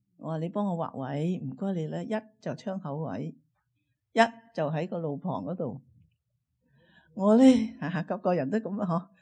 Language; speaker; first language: Cantonese; native; Cantonese